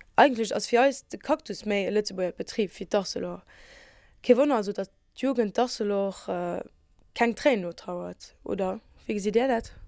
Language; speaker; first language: Luxembourgish; native; Luxembourgish